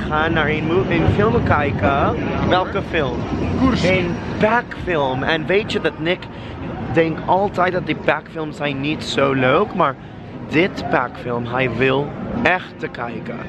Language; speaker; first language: Dutch; non-native, learner; English